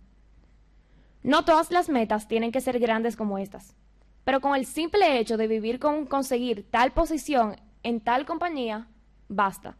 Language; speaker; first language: Spanish; early bilingual, heritage; Spanish